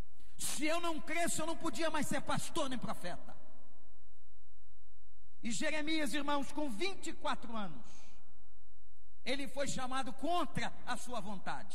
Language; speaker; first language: Portuguese; native; Portuguese